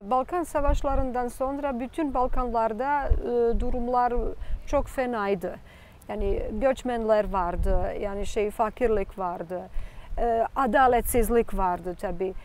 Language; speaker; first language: Turkish; non-native, fluent; Serbian